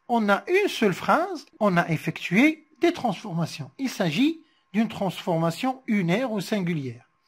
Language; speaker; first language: French; non-native, local second language; Arabic